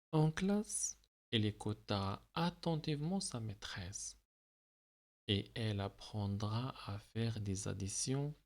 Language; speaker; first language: French; non-native, local second language; Arabic